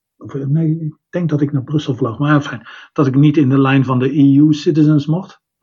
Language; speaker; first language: Dutch; native; Dutch